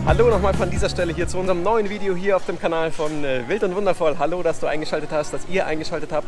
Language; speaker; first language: German; native; German